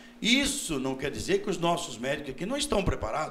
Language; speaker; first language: Portuguese; native; Portuguese